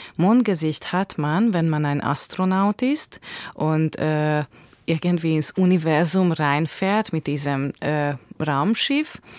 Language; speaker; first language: German; non-native, fluent; Hungarian